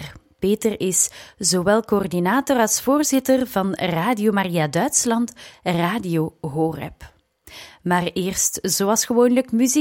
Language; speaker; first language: Dutch; native; Dutch